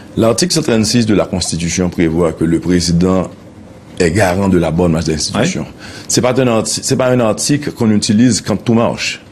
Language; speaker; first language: French; non-native, local second language; Haitian Creole